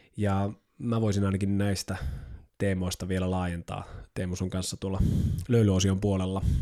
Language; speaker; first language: Finnish; native; Finnish